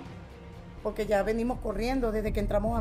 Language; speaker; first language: Spanish; native; Spanish